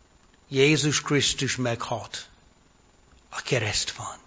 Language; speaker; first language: Hungarian; non-native, fluent; English